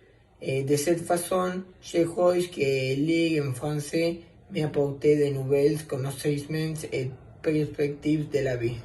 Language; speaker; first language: French; non-native, learner; Spanish